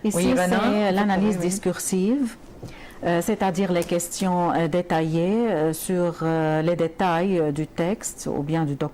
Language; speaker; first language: French; non-native, fluent; Arabic